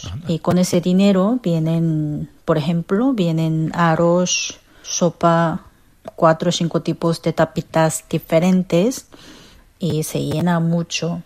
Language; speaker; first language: Spanish; non-native, learner; Korean